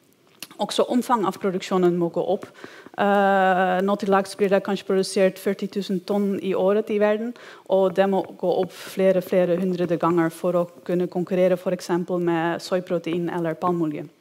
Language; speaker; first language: Norwegian; non-native, fluent; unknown